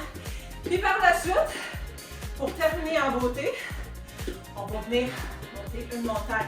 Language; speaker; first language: French; native; French